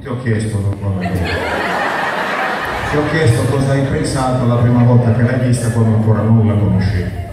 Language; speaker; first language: Italian; native; Italian